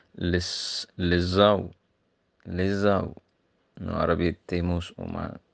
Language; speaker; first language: Portuguese; non-native, learner; Arabic